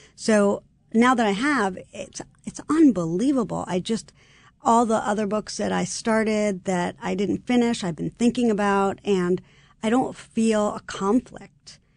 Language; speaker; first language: English; native; English